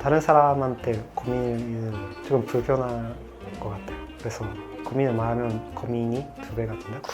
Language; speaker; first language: Korean; non-native, fluent; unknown